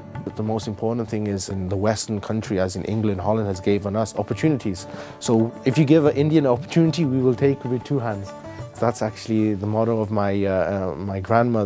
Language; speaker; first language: English; native; English